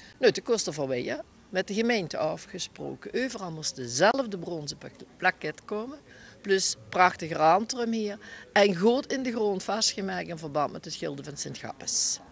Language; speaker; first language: Dutch; native; Dutch